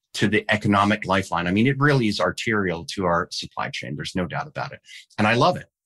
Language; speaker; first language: English; non-native, fluent; Danish